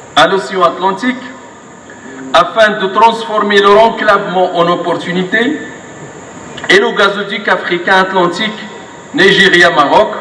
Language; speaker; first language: French; non-native, local second language; Arabic